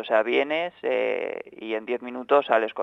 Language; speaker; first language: Spanish; native; Spanish